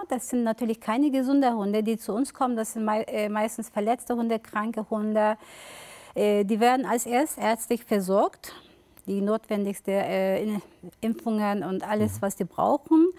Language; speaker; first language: German; early bilingual, other home language; Turkish